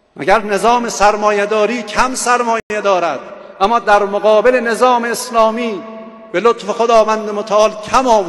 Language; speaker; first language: Persian; native; Persian